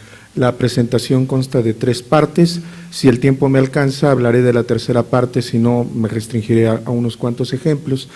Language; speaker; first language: Spanish; native; Spanish